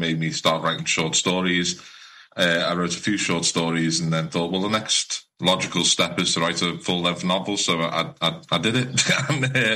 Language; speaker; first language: English; native; English